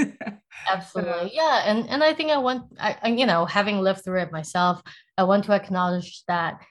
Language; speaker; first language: English; early bilingual, other home language; Chinese